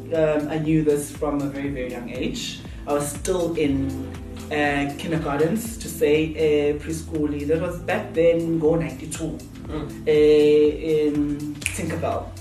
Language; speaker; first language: English; non-native, local second language; Zulu